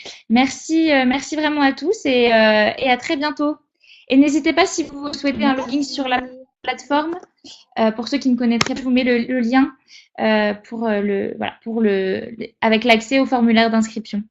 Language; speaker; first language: French; native; French